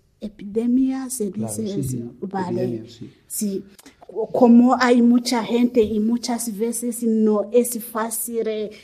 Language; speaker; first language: Spanish; non-native, learner; Kinyarwanda